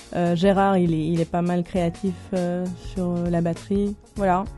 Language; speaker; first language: French; non-native, local second language; Armenian